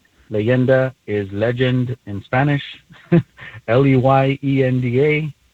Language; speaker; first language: English; early bilingual, other home language; Spanish